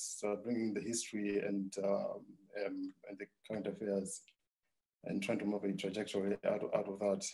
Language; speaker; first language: English; non-native, local second language; Nyanja